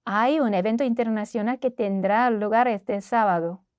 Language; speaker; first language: Spanish; non-native, fluent; Korean